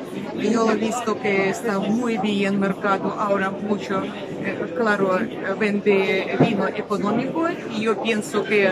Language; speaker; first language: Spanish; non-native, learner; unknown